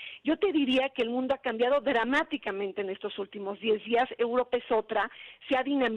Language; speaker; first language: Spanish; native; Spanish